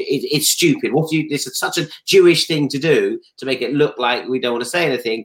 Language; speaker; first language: English; native; English